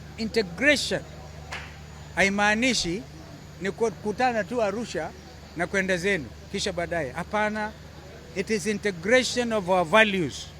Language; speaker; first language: Swahili; non-native, local second language; Kamba